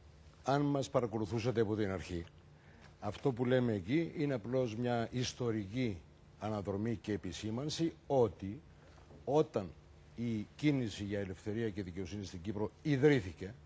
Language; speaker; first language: Greek; native; Greek